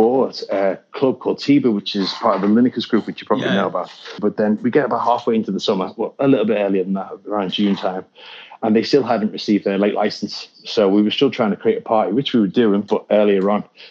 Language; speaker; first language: English; native; English